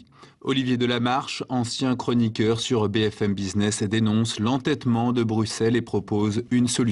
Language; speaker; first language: French; native; French